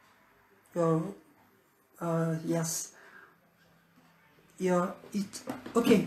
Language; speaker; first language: English; non-native, learner; French